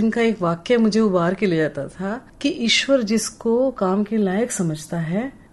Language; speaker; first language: Hindi; native; Hindi